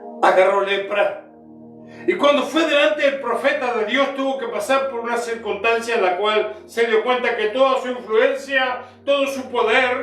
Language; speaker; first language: Spanish; native; Spanish